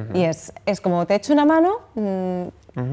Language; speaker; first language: Spanish; native; Spanish